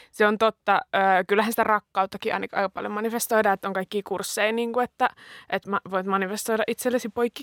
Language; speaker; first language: Finnish; native; Finnish